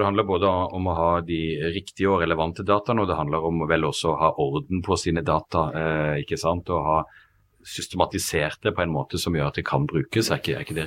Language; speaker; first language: Norwegian; native; Norwegian